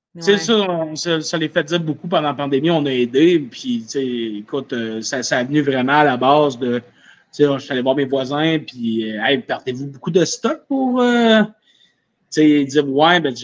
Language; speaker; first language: French; native; French